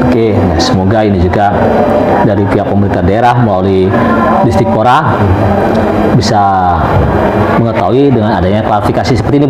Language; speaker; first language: Indonesian; native; Indonesian